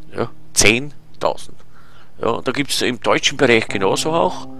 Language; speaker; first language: German; native; German